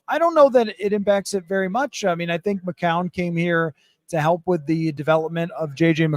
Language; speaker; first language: English; native; English